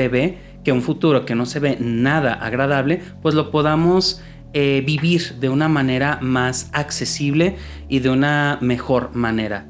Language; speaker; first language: Spanish; native; Spanish